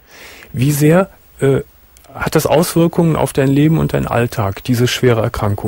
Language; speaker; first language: German; native; German